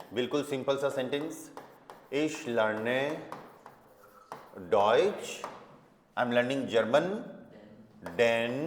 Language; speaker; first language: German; non-native, fluent; Hindi